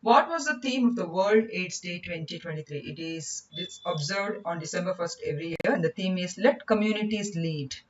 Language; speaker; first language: English; non-native, local second language; Kannada